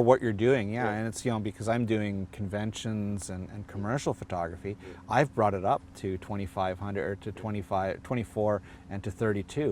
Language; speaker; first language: English; native; English